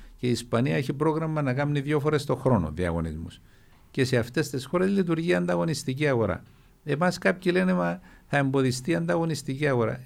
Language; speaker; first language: Greek; native; Greek